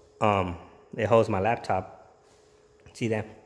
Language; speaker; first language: English; early bilingual, other home language; Spanish